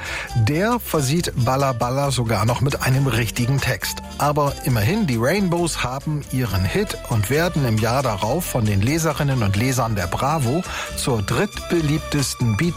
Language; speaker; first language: German; native; German